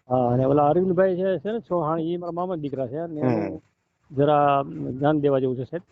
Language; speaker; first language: Gujarati; native; Gujarati